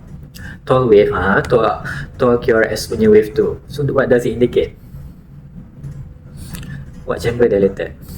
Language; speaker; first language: English; non-native, local second language; Malay